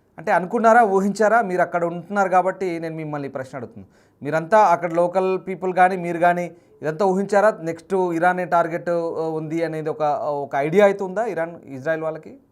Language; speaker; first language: Telugu; native; Telugu